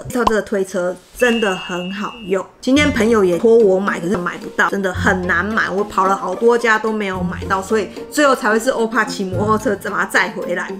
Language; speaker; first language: Chinese; native; Chinese